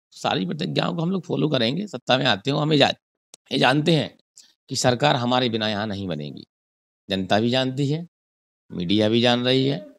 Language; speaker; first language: Hindi; native; Hindi